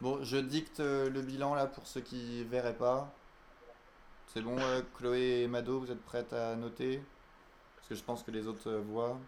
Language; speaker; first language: French; native; French